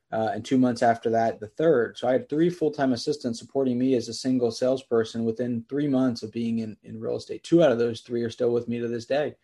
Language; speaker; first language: English; native; English